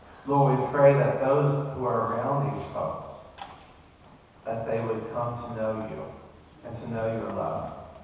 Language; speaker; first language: English; native; English